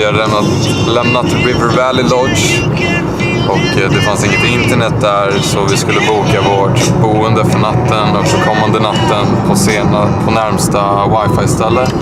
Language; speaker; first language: Swedish; native; Swedish